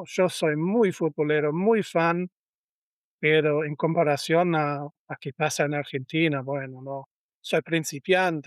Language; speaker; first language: Spanish; non-native, learner; German